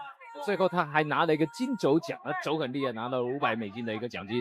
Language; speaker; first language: Chinese; native; Chinese